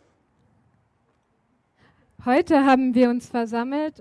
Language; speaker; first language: German; native; German